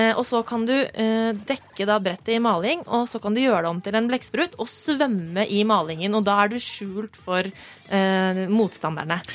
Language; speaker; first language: Norwegian; native; Norwegian